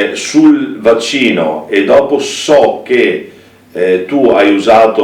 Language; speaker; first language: Italian; native; Italian